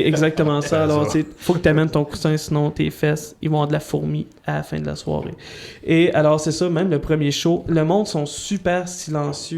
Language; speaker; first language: French; native; French